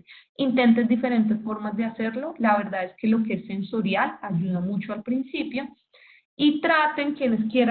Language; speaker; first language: Spanish; native; Spanish